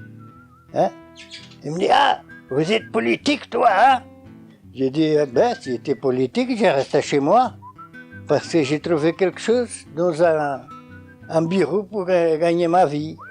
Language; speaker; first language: French; non-native, learner; Portuguese